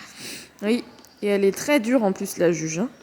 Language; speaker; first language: French; native; French